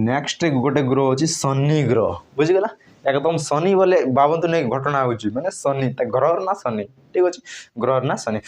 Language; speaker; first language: Odia; non-native, local second language; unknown